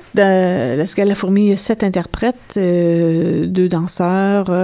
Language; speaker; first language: French; native; French